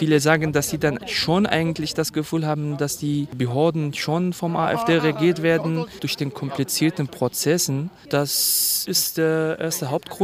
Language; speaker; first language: German; non-native, fluent; Kurdish